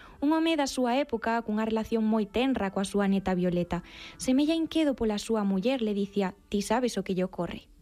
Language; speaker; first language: Galician; native; Galician